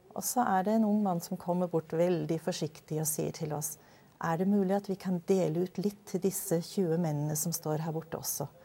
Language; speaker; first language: Norwegian; early bilingual, other home language; Danish